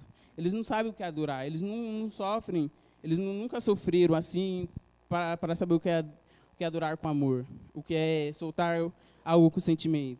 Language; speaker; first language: Portuguese; native; Portuguese